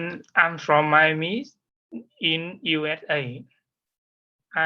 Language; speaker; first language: English; non-native, learner; Vietnamese